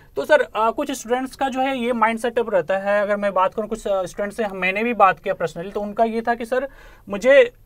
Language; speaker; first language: Hindi; native; Hindi